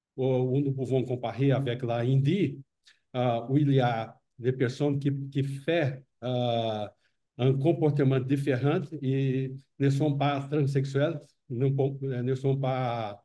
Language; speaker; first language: French; non-native, learner; Portuguese